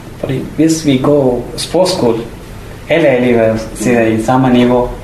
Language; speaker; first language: Danish; non-native, learner; Tamil